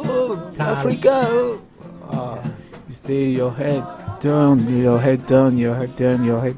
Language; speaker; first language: English; non-native, learner; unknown